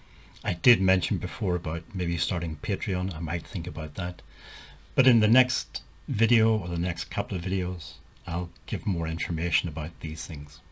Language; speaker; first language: English; native; English